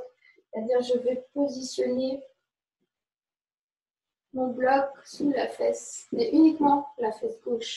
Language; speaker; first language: French; native; French